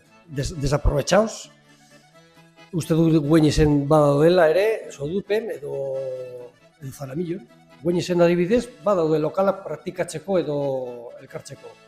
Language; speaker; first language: Basque; non-native, local second language; Spanish